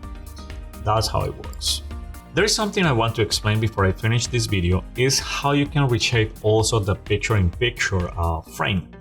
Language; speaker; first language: English; non-native, fluent; Spanish